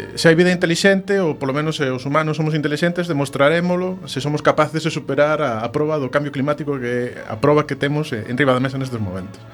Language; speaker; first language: Galician; native; Galician